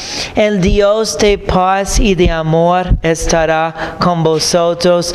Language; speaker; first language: Spanish; non-native, fluent; English